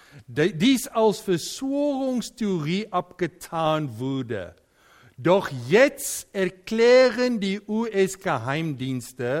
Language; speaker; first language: German; non-native, fluent; Dutch